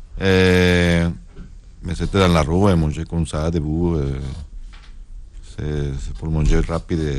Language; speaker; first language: French; non-native, learner; Spanish